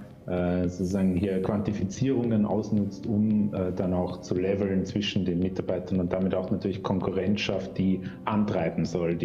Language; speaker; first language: German; native; German